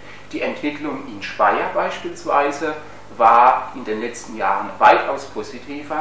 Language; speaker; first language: German; native; German